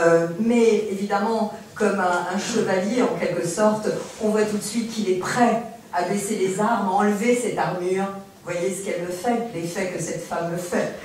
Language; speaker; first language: French; native; French